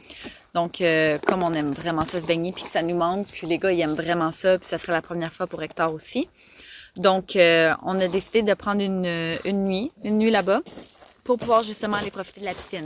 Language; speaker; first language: French; native; French